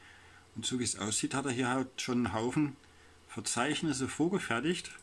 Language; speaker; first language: German; native; German